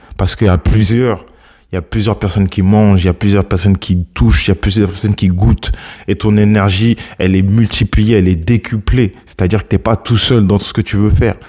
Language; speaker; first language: French; early bilingual, other home language; Akan